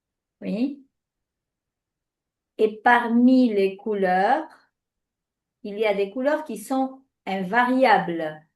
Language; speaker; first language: French; non-native, fluent; Spanish